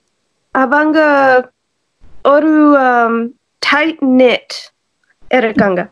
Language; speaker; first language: Tamil; non-native, learner; English